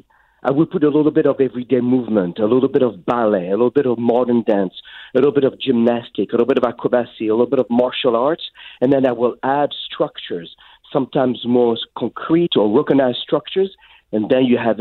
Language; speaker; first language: English; non-native, fluent; French